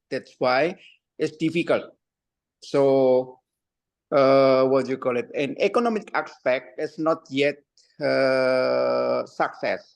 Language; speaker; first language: English; non-native, learner; Indonesian